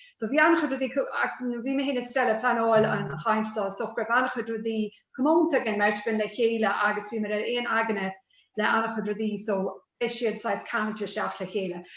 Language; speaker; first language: Irish; native; Irish